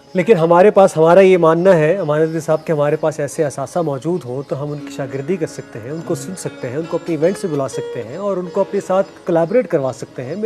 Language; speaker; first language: Hindi; non-native, local second language; Punjabi